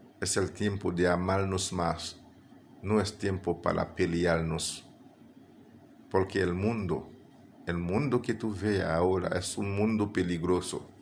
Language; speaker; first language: Spanish; non-native, fluent; Haitian Creole